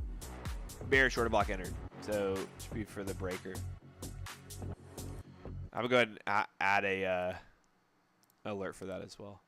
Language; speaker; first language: English; native; English